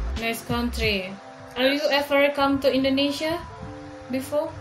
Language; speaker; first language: English; non-native, learner; Indonesian